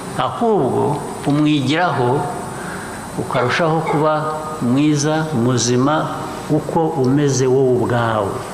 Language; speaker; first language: Kinyarwanda; early bilingual, heritage; Kinyarwanda